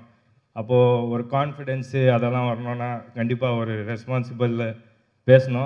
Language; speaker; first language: Tamil; non-native, local second language; Kannada